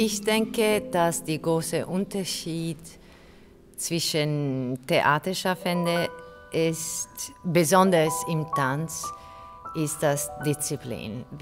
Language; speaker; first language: German; non-native, fluent; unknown